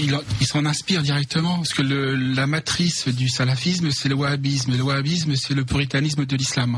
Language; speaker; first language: French; native; French